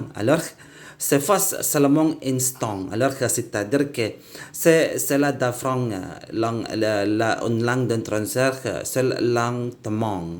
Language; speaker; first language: French; non-native, learner; Indonesian